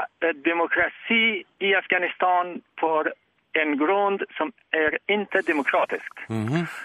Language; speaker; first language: Swedish; non-native, fluent; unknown